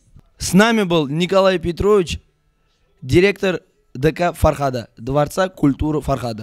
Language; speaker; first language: Russian; non-native, local second language; Uzbek